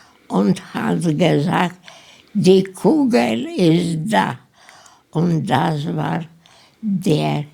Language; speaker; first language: German; non-native, learner; Polish